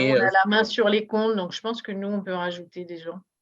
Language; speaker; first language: French; native; French